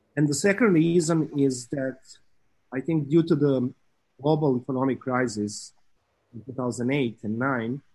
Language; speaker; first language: English; non-native, fluent; Serbian